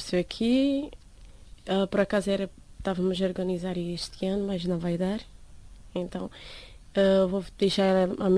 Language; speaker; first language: Portuguese; non-native, local second language; Kabuverdianu